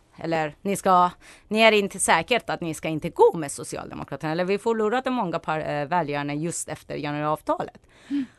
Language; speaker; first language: Swedish; non-native, fluent; Persian